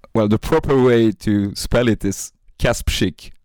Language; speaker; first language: English; non-native, fluent; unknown